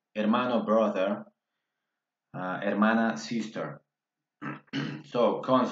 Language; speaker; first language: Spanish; non-native, fluent; English